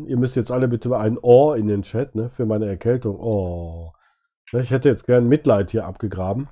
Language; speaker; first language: German; native; German